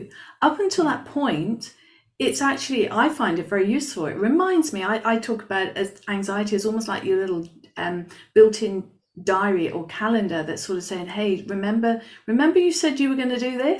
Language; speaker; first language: English; native; English